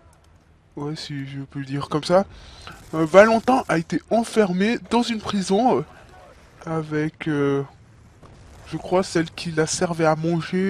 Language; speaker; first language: French; native; French